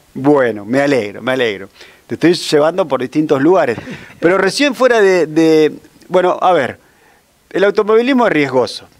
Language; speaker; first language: Spanish; native; Spanish